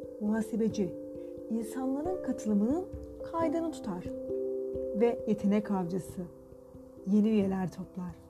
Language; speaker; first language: Turkish; native; Turkish